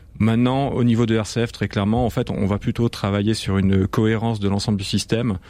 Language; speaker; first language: French; native; French